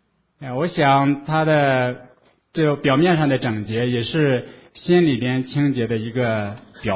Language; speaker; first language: Chinese; native; Chinese